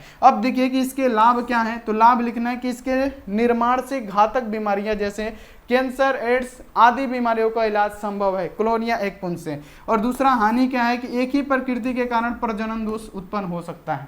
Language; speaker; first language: Hindi; native; Hindi